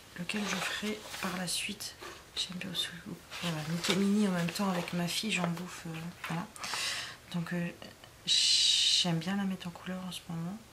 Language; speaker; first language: French; native; French